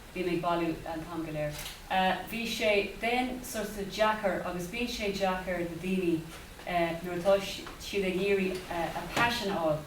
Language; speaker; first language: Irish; non-native, local second language; English